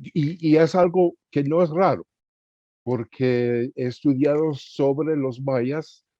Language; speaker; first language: Spanish; early bilingual, heritage; Spanish